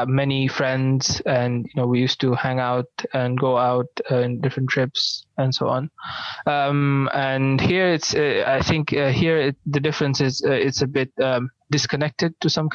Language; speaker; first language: English; non-native, local second language; Bangla